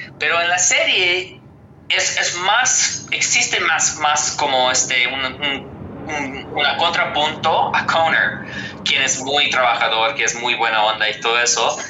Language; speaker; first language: Spanish; non-native, fluent; English